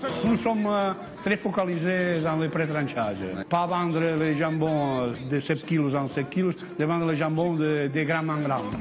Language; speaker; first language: French; non-native, fluent; Spanish